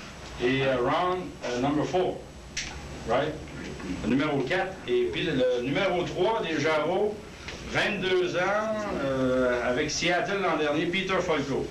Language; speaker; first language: French; native; French